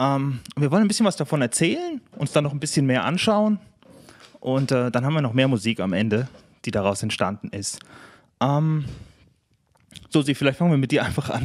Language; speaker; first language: German; native; German